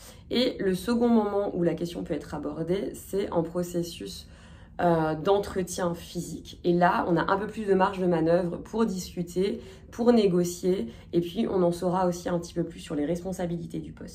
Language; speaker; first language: French; native; French